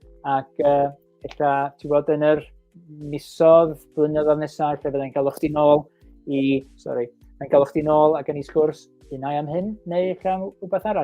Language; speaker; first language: Welsh; native; Welsh